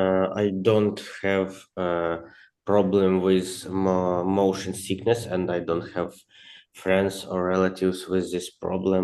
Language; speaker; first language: English; non-native, learner; Ukrainian